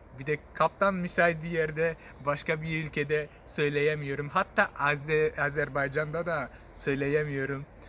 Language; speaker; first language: Turkish; non-native, fluent; French